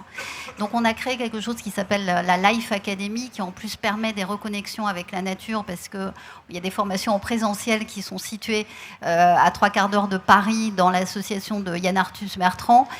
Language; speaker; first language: French; native; French